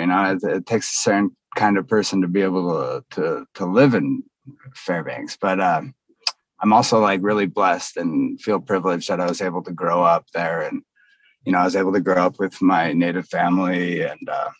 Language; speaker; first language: English; native; English